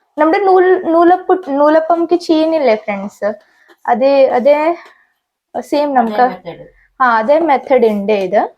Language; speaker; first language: Malayalam; non-native, learner; Hindi